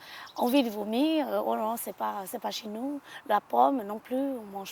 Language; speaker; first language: French; non-native, learner; Hmong